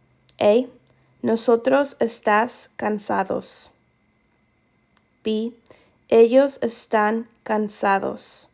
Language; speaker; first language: Spanish; non-native, fluent; English